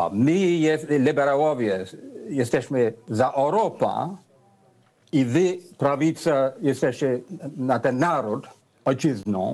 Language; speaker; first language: Polish; non-native, fluent; English